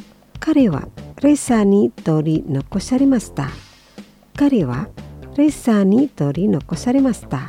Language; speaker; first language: Japanese; non-native, fluent; Indonesian